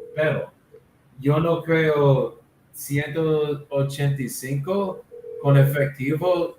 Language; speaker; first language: Spanish; non-native, learner; English